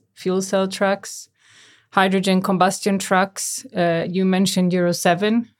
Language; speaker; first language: English; native; English